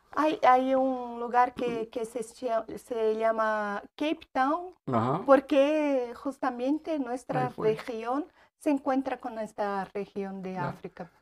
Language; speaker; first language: Spanish; non-native, learner; Portuguese